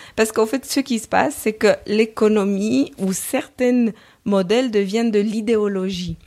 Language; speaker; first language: French; non-native, fluent; Romanian